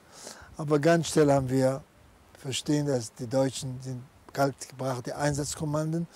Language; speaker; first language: German; non-native, fluent; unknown